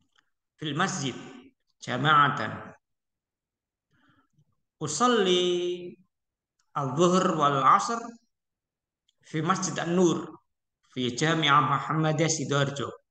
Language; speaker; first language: Arabic; non-native, fluent; Indonesian